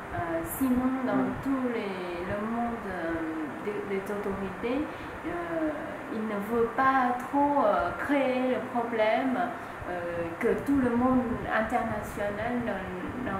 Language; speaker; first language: French; non-native, fluent; Vietnamese